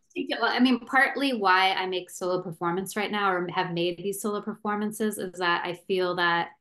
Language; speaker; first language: English; native; English